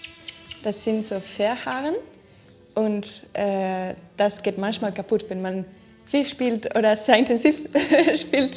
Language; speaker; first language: German; non-native, fluent; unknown